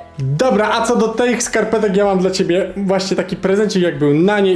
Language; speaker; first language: Polish; native; Polish